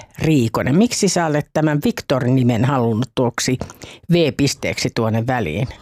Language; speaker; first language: Finnish; native; Finnish